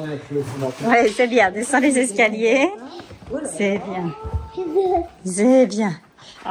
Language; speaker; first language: French; native; French